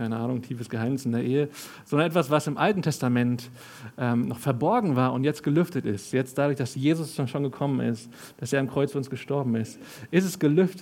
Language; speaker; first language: German; native; German